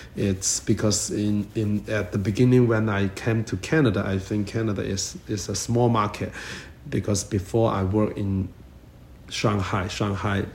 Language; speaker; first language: English; non-native, learner; Chinese